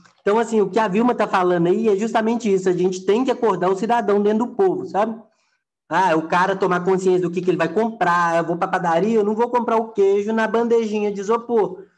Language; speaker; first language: Portuguese; native; Portuguese